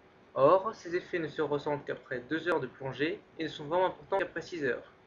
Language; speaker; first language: French; native; French